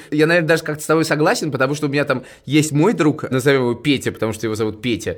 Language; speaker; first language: Russian; native; Russian